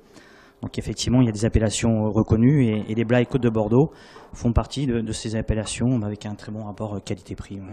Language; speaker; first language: French; native; French